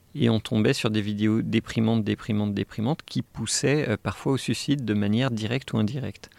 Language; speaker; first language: French; native; French